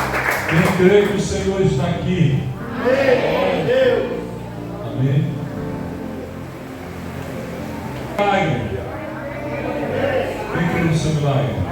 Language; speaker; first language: Portuguese; native; Portuguese